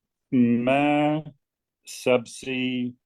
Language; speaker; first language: Hindi; non-native, learner; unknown